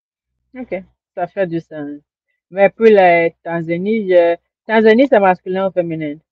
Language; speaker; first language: French; non-native, learner; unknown